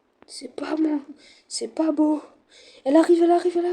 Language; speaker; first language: French; native; French